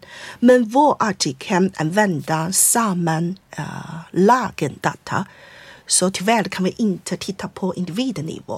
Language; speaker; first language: Swedish; non-native, fluent; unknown